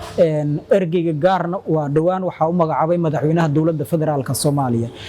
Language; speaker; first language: Somali; native; Somali